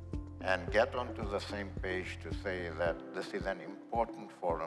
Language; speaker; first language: English; native; English